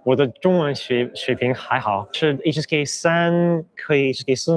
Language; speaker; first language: Chinese; non-native, learner; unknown